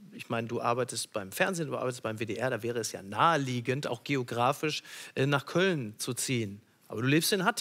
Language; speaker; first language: German; native; German